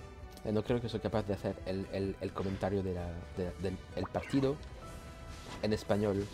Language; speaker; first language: Spanish; non-native, learner; French